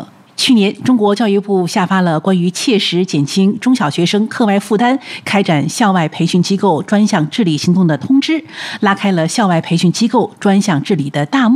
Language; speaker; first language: Chinese; native; Chinese